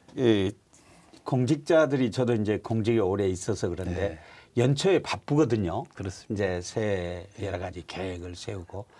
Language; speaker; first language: Korean; native; Korean